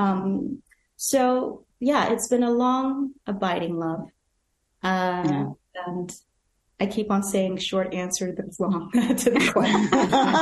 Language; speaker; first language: English; non-native, local second language; Yoruba